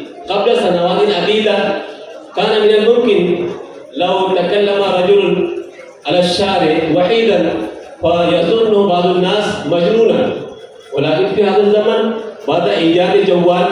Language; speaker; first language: Arabic; non-native, fluent; Urdu